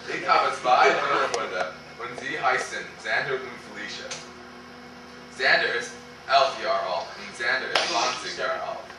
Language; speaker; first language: German; non-native, learner; English